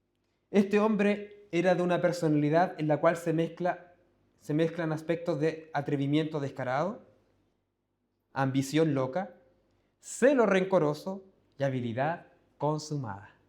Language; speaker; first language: Spanish; native; Spanish